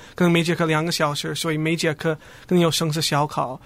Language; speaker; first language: Chinese; non-native, fluent; English